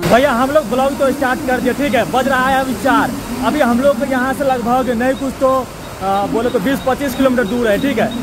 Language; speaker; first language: Hindi; native; Hindi